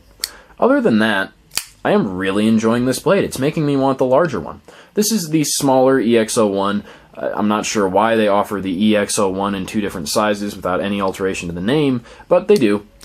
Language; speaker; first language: English; native; English